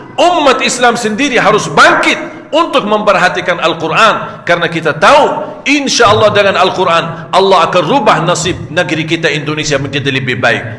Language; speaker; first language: Malay; non-native, fluent; Arabic